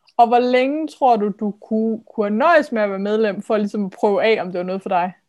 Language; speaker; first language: Danish; native; Danish